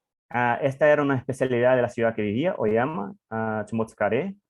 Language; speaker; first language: Spanish; non-native, learner; English